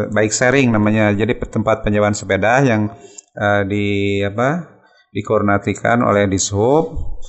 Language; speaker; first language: Indonesian; native; Indonesian